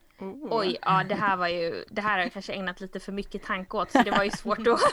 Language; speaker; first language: Swedish; native; Swedish